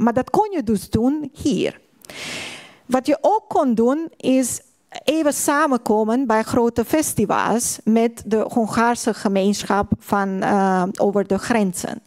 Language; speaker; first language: Dutch; non-native, fluent; Hungarian